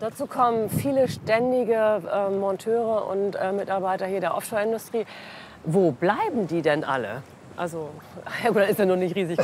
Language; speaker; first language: German; native; German